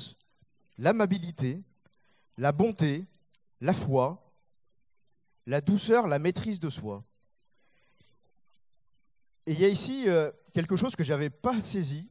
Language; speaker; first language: French; native; French